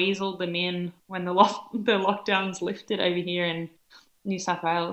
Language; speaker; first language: English; native; English